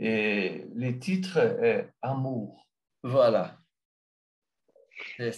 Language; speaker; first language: French; non-native, learner; Portuguese